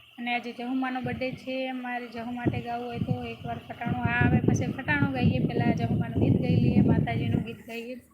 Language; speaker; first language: Gujarati; native; Gujarati